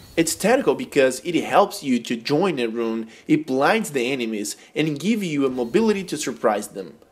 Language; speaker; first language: English; non-native, fluent; Portuguese